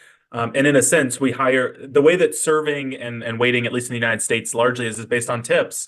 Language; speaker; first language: English; native; English